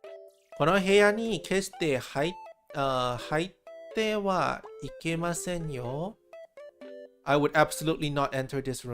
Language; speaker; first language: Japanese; non-native, learner; English